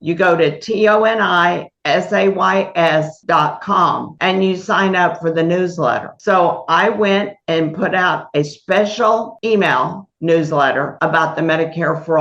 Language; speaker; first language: English; native; English